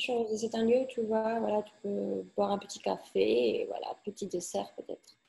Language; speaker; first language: French; non-native, fluent; Spanish